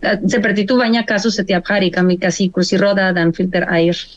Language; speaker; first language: Indonesian; non-native, learner; Spanish